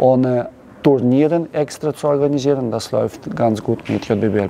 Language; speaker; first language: German; non-native, learner; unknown